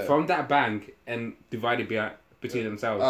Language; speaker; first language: English; non-native, local second language; Shona